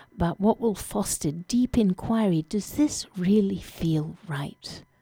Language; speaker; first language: English; native; English